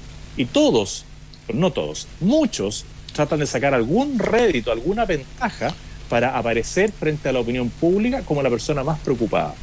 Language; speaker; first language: Spanish; native; Spanish